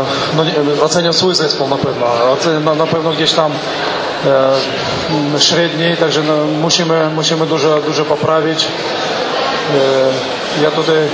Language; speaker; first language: Polish; non-native, fluent; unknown